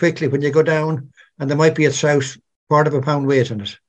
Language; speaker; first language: English; native; English